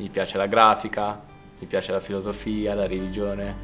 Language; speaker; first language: Italian; early bilingual, other home language; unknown